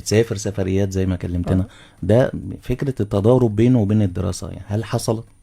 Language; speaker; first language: Arabic; native; Arabic